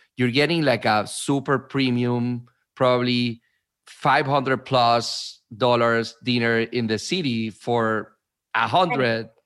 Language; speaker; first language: English; non-native, fluent; Spanish